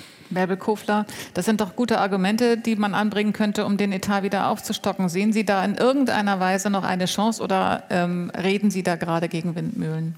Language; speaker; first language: German; native; German